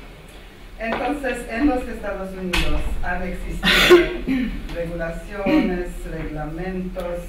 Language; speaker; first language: Spanish; non-native, fluent; Armenian